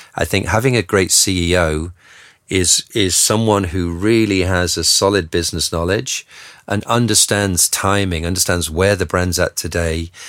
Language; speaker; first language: English; native; English